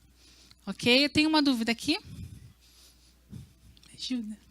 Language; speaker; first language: Portuguese; native; Portuguese